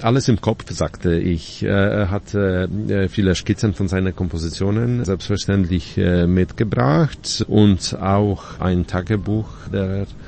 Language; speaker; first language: German; non-native, fluent; Polish